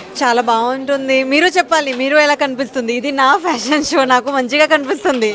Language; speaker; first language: Telugu; non-native, learner; Hindi